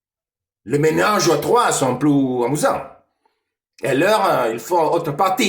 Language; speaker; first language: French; non-native, fluent; Italian